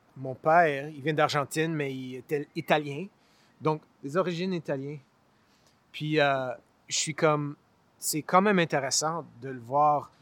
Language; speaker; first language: French; non-native, local second language; English